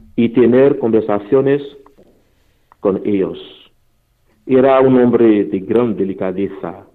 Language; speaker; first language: Spanish; non-native, fluent; Fon